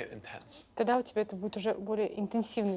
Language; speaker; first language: Russian; native; Russian